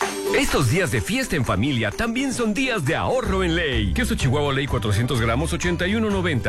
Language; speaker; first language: Spanish; native; Spanish